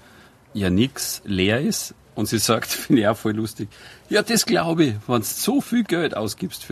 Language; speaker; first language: German; native; German